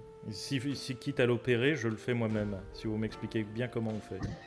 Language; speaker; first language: French; native; French